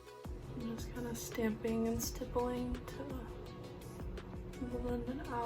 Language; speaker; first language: English; native; English